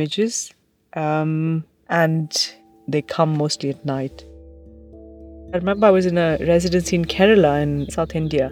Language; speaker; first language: English; non-native, local second language; Hindi